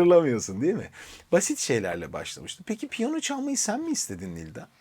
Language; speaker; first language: Turkish; native; Turkish